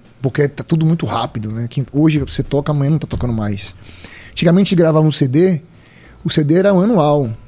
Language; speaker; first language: Portuguese; native; Portuguese